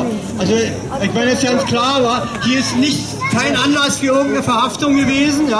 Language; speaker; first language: German; native; German